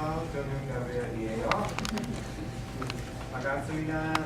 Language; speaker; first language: Korean; non-native, learner; English